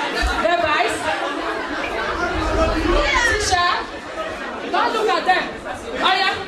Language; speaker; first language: German; non-native, fluent; Igbo